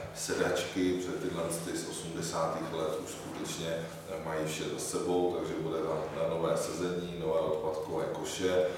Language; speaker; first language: Czech; native; Czech